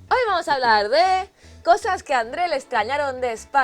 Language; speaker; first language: Spanish; native; Spanish